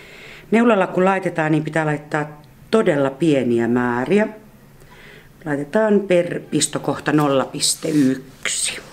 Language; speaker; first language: Finnish; native; Finnish